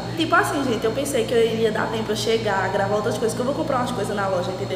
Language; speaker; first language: Portuguese; native; Portuguese